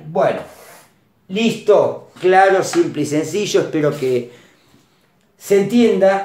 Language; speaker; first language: Spanish; native; Spanish